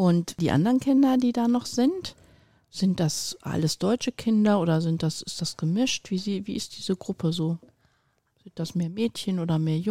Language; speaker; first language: German; native; German